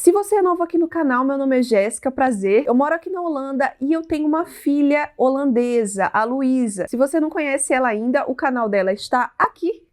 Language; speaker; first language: Portuguese; native; Portuguese